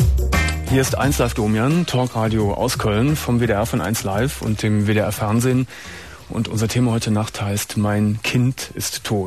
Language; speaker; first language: German; native; German